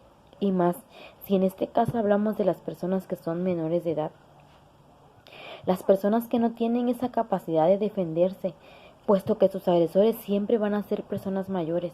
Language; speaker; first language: Spanish; native; Spanish